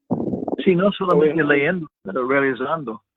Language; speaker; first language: Spanish; non-native, learner; English